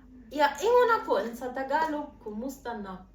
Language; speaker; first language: Cebuano; early bilingual, heritage; Cebuano